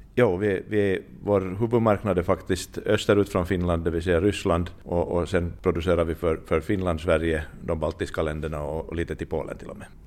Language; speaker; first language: Swedish; non-native, fluent; Finnish